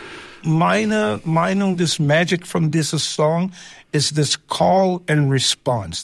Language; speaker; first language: German; non-native, learner; English